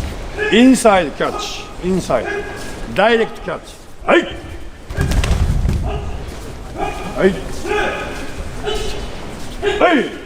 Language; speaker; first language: Japanese; native; Japanese